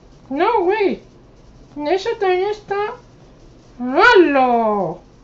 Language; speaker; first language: Spanish; native; Spanish